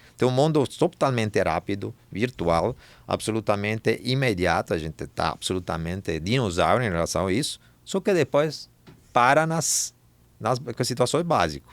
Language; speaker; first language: Portuguese; non-native, fluent; Italian